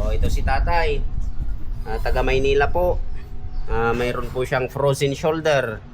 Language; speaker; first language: Filipino; non-native, local second language; Iloko